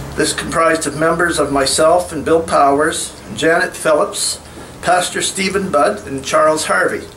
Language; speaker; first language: English; native; English